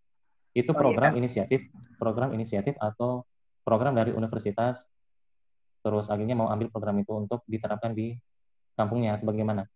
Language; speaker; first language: Indonesian; native; Indonesian